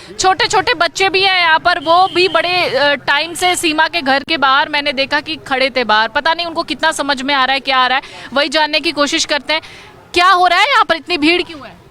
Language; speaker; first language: Hindi; native; Hindi